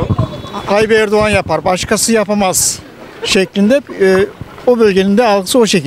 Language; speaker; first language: Turkish; native; Turkish